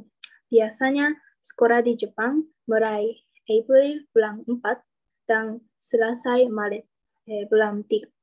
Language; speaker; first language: Indonesian; non-native, learner; Japanese